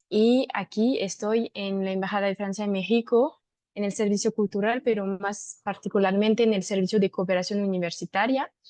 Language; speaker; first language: Spanish; non-native, fluent; French